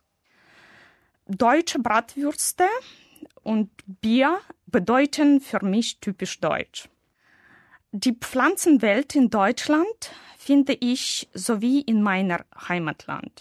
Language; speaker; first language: German; non-native, fluent; Russian